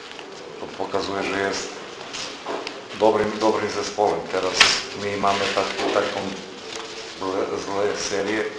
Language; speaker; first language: Polish; non-native, learner; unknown